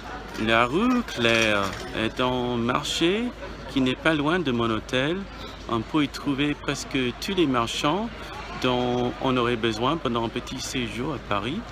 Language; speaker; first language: French; non-native, learner; English